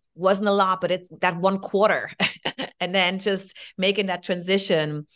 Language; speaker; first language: English; non-native, fluent; German